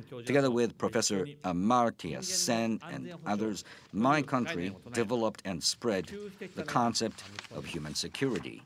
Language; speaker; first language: English; non-native, fluent; Japanese